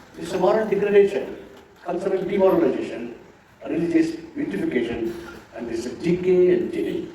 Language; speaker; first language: English; non-native, local second language; Kannada